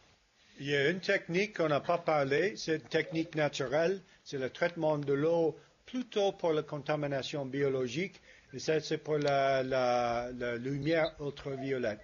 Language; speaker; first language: French; non-native, fluent; English